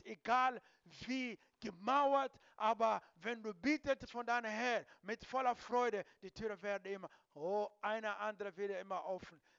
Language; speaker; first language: German; non-native, learner; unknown